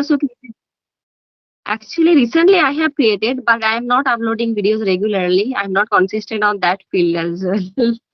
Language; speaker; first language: English; non-native, learner; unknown